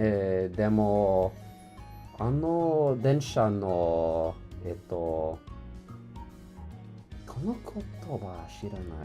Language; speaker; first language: Japanese; non-native, learner; English